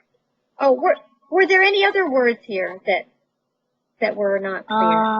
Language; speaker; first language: English; native; English